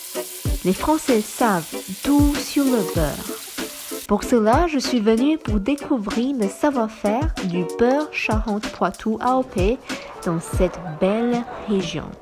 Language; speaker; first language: French; non-native, fluent; Chinese